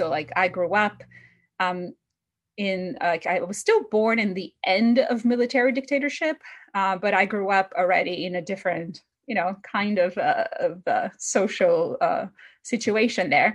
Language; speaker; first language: English; non-native, fluent; Portuguese